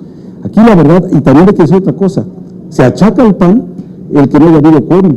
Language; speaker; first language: Spanish; native; Spanish